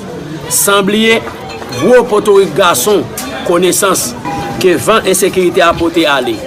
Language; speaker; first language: Haitian Creole; native; Haitian Creole